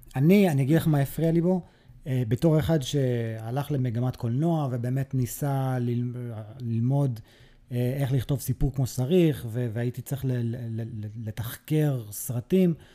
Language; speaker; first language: Hebrew; early bilingual, other home language; English